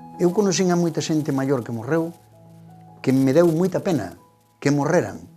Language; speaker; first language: Galician; native; Galician